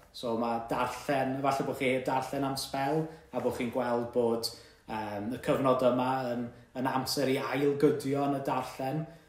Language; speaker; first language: Welsh; native; Welsh